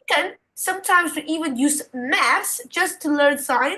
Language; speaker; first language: English; non-native, learner; Vietnamese